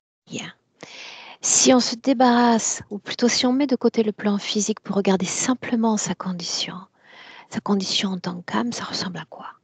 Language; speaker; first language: French; native; French